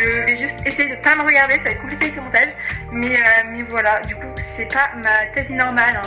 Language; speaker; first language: French; native; French